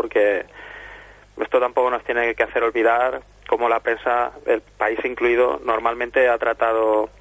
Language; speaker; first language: Spanish; native; Spanish